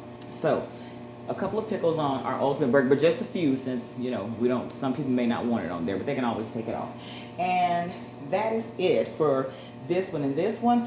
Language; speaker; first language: English; native; English